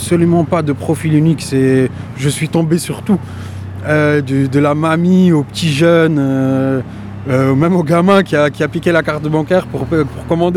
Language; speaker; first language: French; native; French